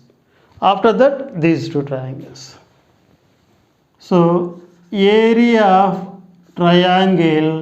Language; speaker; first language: English; non-native, local second language; Telugu